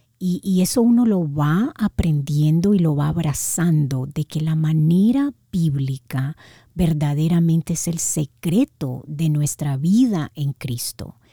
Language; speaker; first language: Spanish; native; Spanish